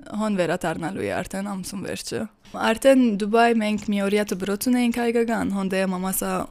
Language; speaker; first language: Armenian; early bilingual, heritage; Armenian